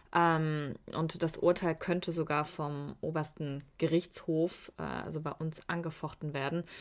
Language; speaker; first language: German; early bilingual, other home language; Persian